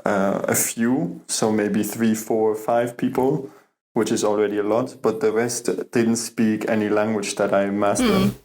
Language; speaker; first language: English; non-native, fluent; German